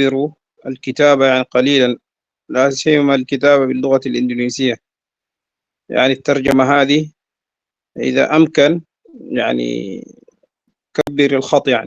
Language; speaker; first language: Arabic; non-native, fluent; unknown